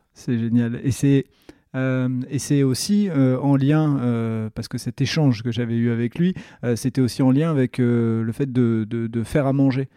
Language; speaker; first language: French; native; French